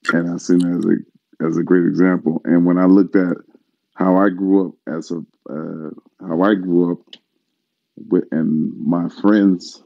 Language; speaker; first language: English; native; English